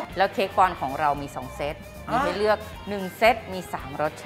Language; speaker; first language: Thai; native; Thai